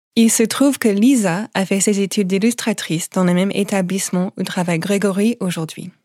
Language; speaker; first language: French; non-native, fluent; English